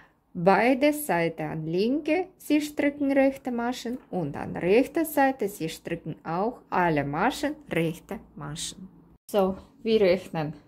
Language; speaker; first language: German; non-native, learner; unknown